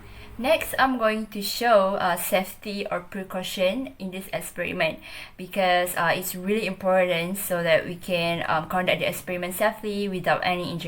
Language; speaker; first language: English; non-native, local second language; Malay